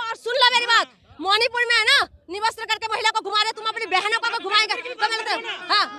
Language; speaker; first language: Hindi; non-native, local second language; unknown